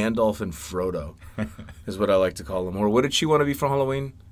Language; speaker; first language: English; native; English